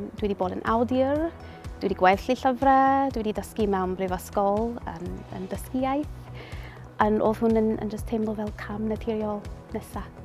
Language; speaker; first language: Welsh; non-native, local second language; English